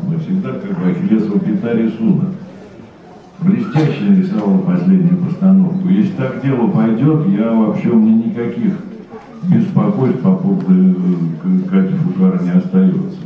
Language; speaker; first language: Russian; native; Russian